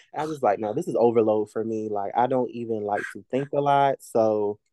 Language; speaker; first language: English; native; English